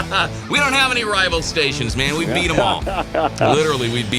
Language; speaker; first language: English; native; English